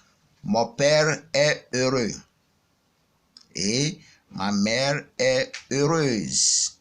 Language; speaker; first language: French; non-native, fluent; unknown